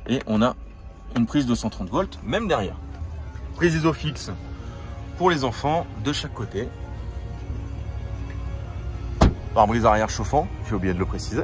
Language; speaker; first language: French; native; French